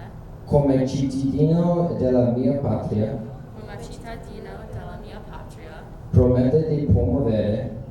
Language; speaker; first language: Italian; non-native, learner; English